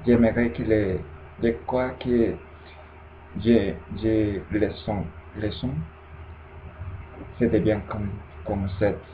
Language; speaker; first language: French; non-native, learner; Spanish